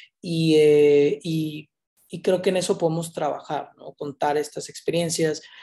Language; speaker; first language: Spanish; native; Spanish